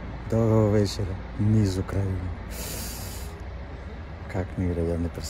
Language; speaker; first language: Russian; non-native, fluent; Spanish